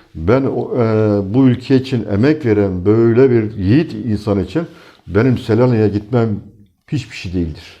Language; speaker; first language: Turkish; native; Turkish